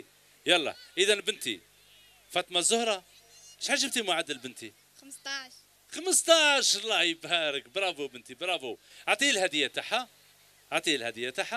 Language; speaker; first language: Arabic; native; Arabic